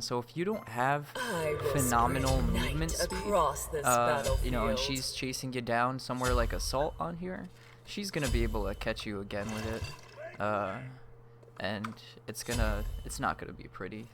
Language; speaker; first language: English; native; English